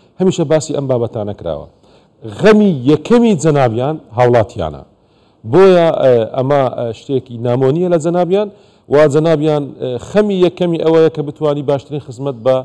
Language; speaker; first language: Central Kurdish; non-native, local second language; Assyrian Neo-Aramaic